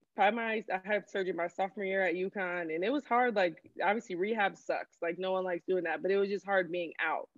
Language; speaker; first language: English; native; English